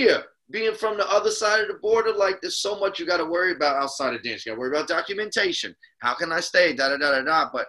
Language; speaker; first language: English; native; English